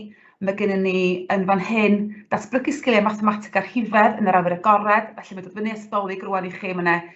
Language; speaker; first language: Welsh; native; Welsh